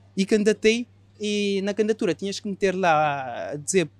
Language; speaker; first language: Portuguese; non-native, local second language; Kabuverdianu